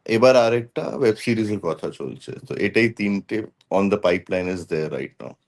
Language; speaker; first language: Bangla; non-native, local second language; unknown